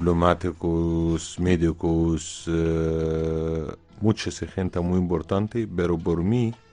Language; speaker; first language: Spanish; non-native, fluent; Arabic